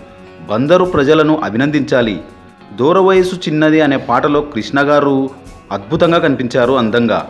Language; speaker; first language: Telugu; native; Telugu